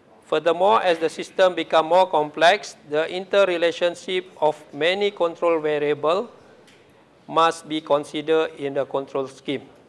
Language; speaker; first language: English; non-native, local second language; Malay